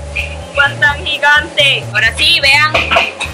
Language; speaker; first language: Spanish; native; Spanish